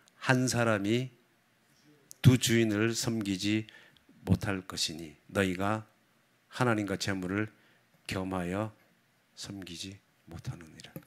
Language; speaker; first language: Korean; native; Korean